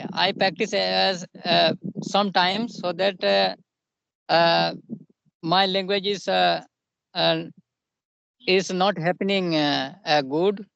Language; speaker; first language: English; non-native, local second language; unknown